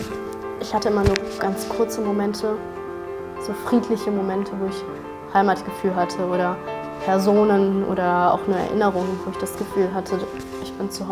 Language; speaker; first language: German; early bilingual, other home language; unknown